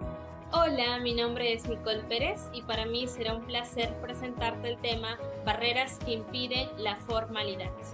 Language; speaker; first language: Spanish; native; Spanish